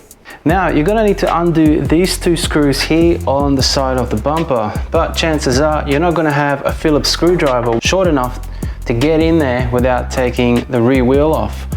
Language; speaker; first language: English; native; English